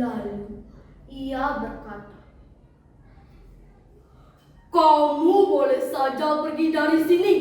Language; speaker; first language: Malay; non-native, local second language; Balinese